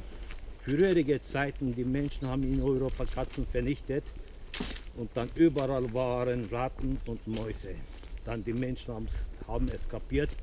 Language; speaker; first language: German; non-native, fluent; Turkish